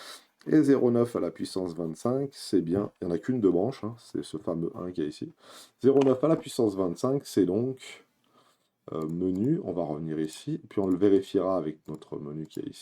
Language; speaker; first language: French; native; French